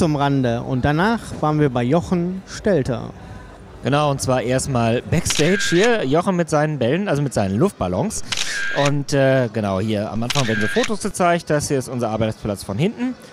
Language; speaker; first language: German; native; German